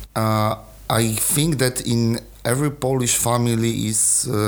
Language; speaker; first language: English; non-native, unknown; Polish